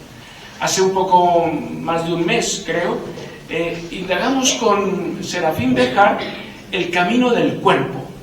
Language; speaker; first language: Spanish; native; Spanish